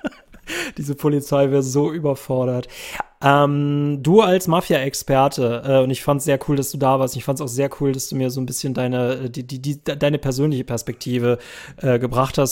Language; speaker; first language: German; native; German